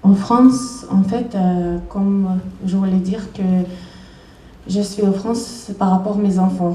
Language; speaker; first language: French; non-native, fluent; Chechen